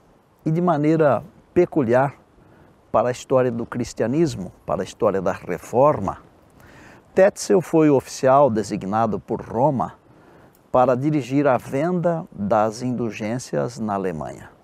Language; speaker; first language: Portuguese; native; Portuguese